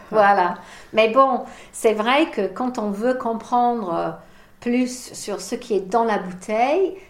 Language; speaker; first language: French; non-native, fluent; English